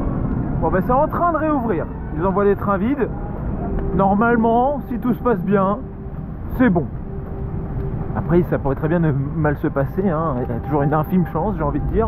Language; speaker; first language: French; native; French